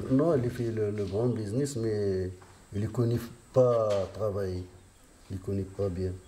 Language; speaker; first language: French; non-native, local second language; Arabic